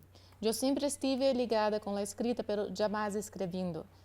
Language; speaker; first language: Spanish; non-native, learner; Portuguese